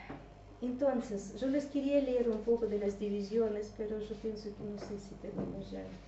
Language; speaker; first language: Spanish; non-native, fluent; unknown